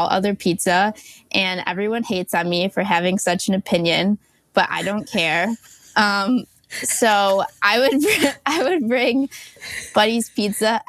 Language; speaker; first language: English; native; English